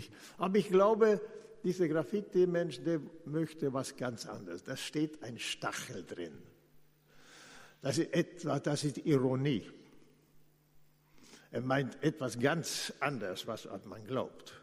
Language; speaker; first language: German; non-native, fluent; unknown